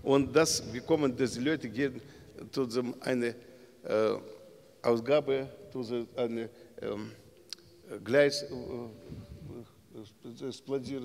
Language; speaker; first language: German; non-native, learner; Russian